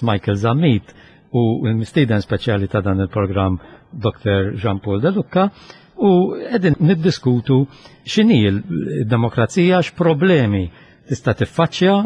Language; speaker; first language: Maltese; native; Maltese